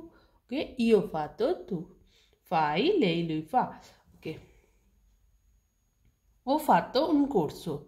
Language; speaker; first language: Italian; non-native, learner; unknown